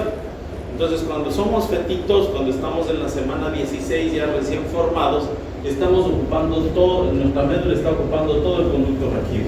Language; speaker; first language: Spanish; native; Spanish